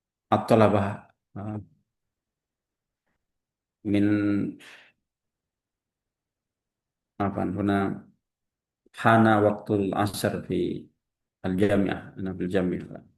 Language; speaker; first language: Arabic; non-native, fluent; Indonesian